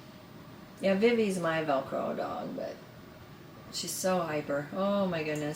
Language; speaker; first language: English; native; English